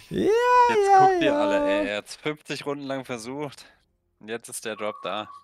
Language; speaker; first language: German; native; German